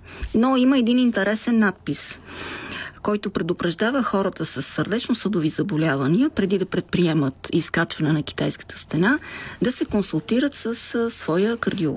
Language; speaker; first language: Bulgarian; native; Bulgarian